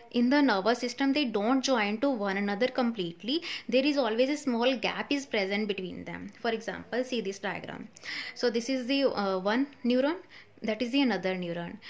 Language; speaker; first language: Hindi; non-native, local second language; Punjabi